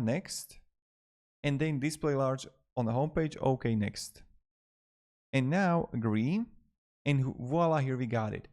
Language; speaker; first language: English; non-native, fluent; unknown